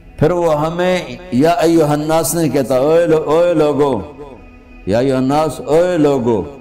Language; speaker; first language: Urdu; non-native, local second language; Punjabi